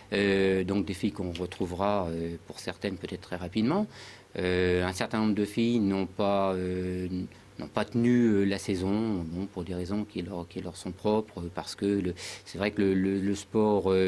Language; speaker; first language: French; native; French